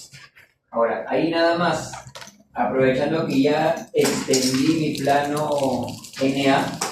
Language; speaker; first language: Spanish; native; Spanish